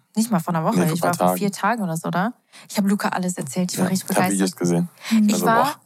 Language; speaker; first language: German; early bilingual, other home language; Portuguese